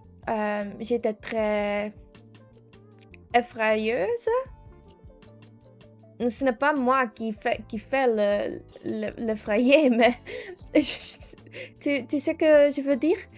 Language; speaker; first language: French; non-native, learner; English